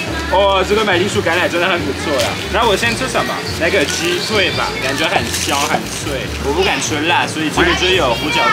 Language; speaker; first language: Chinese; non-native, fluent; French